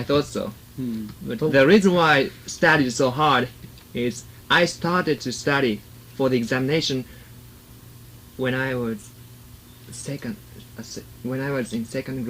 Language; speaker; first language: English; non-native, learner; Japanese